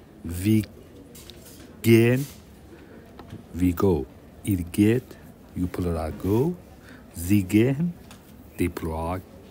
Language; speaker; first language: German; non-native, fluent; Persian